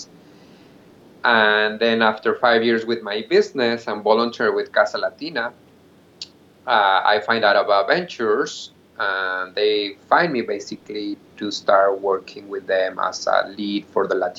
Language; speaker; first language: English; non-native, fluent; Spanish